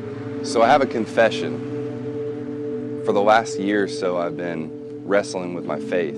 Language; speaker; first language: English; native; English